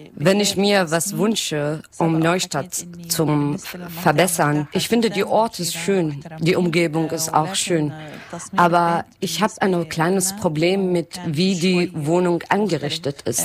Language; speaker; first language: German; non-native, learner; Arabic